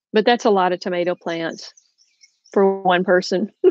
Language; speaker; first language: English; native; English